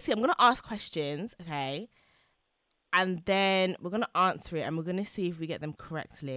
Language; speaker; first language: English; native; English